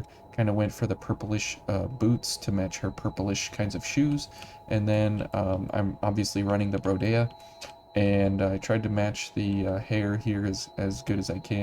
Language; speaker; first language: English; native; English